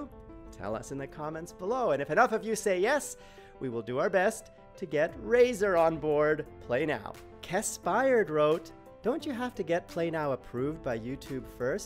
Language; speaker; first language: English; native; English